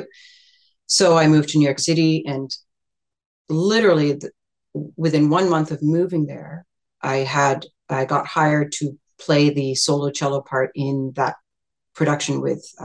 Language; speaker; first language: English; native; English